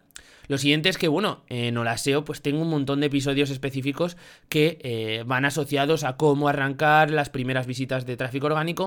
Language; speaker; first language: Spanish; native; Spanish